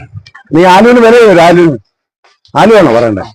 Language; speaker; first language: Malayalam; non-native, learner; Assamese